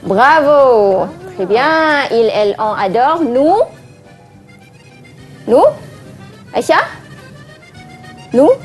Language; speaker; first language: French; non-native, fluent; Malay